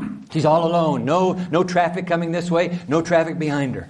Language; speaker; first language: English; early bilingual, other home language; Japanese